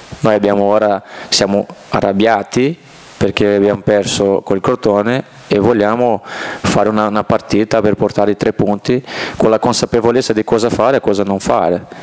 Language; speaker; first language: Italian; non-native, fluent; Portuguese